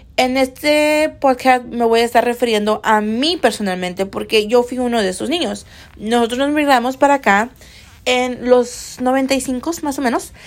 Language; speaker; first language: Spanish; early bilingual, heritage; Spanish